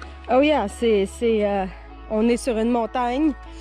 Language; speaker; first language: French; native; French